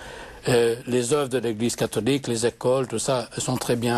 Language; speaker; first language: French; native; French